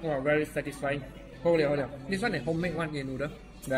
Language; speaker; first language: English; non-native, local second language; Min Nan Chinese